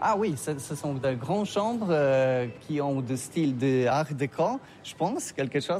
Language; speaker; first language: French; non-native, learner; Polish